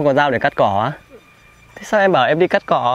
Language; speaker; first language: Vietnamese; native; Vietnamese